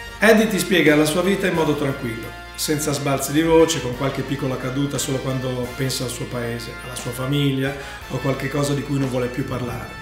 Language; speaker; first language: Italian; native; Italian